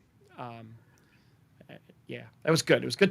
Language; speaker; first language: English; native; English